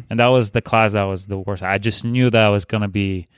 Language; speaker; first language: English; non-native, fluent; Bulgarian